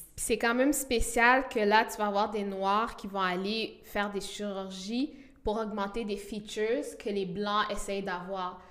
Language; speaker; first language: French; early bilingual, other home language; Rundi